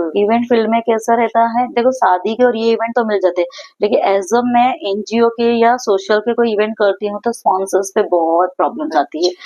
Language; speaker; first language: Hindi; non-native, local second language; Gujarati